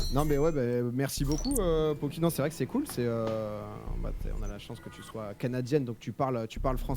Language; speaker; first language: French; native; French